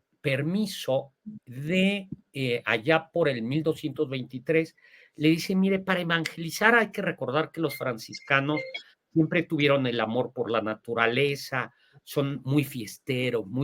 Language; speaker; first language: Spanish; native; Spanish